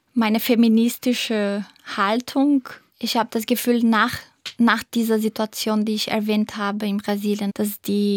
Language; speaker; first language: German; non-native, fluent; Portuguese